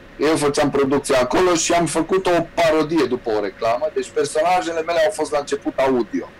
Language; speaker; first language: Romanian; native; Romanian